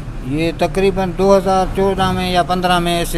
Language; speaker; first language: Hindi; non-native, local second language; Baluchi